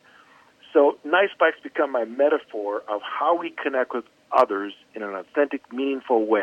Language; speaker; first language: English; native; English